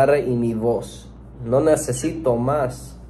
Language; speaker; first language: Spanish; non-native, learner; English